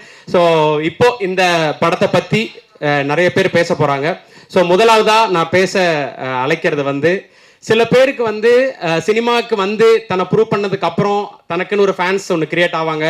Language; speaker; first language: Tamil; native; Tamil